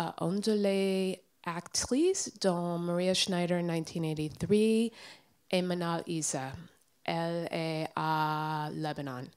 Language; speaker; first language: French; non-native, learner; English